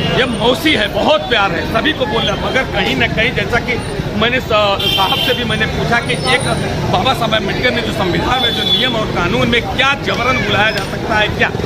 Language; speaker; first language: Hindi; non-native, local second language; Marathi